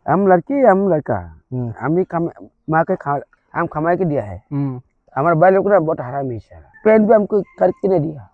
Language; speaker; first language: Hindi; non-native, local second language; Garo